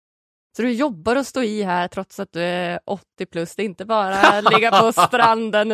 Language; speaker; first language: Swedish; native; Swedish